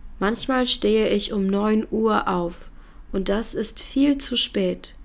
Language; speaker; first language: German; native; German